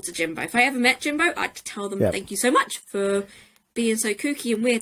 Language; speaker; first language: English; native; English